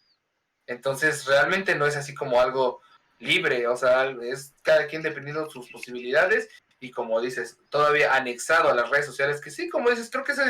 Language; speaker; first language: Spanish; native; Spanish